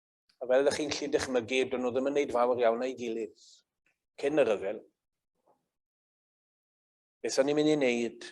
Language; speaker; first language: Welsh; native; Welsh